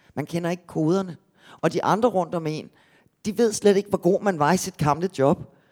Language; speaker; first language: Danish; native; Danish